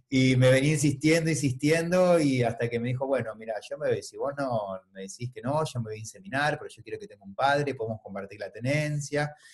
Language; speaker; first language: Spanish; native; Spanish